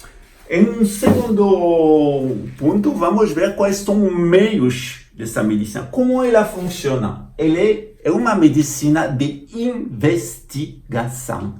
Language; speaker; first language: Portuguese; non-native, fluent; French